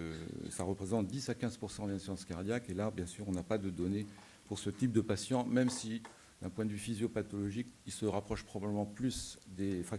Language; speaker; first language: French; native; French